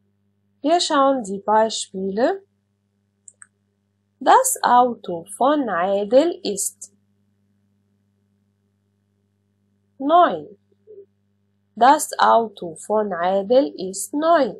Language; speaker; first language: German; non-native, fluent; Arabic